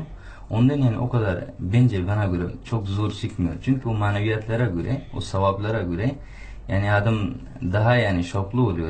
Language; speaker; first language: Turkish; non-native, fluent; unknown